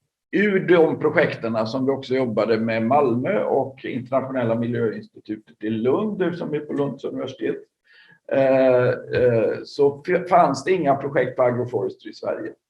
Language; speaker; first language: Swedish; native; Swedish